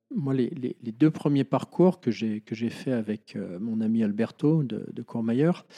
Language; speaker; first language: French; native; French